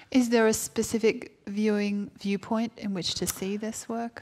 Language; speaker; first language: English; native; English